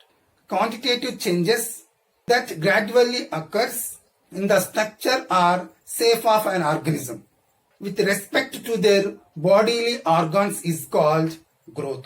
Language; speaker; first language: English; non-native, local second language; Telugu